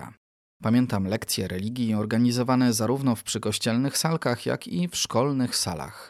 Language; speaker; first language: Polish; native; Polish